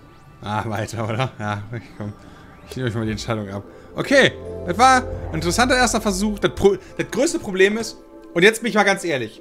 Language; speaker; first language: German; native; German